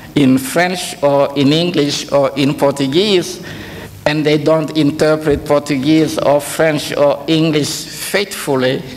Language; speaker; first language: English; non-native, fluent; Kongo